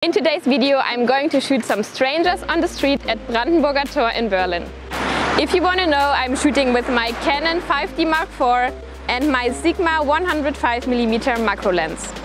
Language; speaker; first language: English; non-native, fluent; German